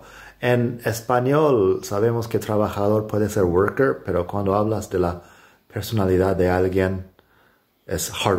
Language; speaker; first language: Spanish; non-native, fluent; English